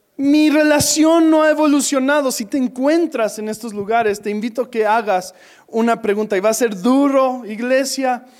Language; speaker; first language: Spanish; non-native, fluent; English